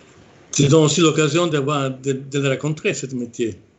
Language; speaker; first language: French; non-native, fluent; Italian